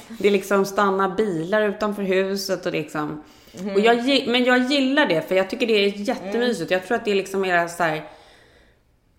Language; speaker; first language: Swedish; native; Swedish